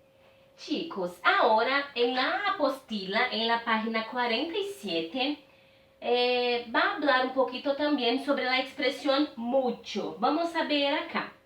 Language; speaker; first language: Spanish; non-native, fluent; Portuguese